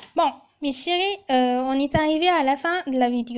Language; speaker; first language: French; non-native, local second language; Arabic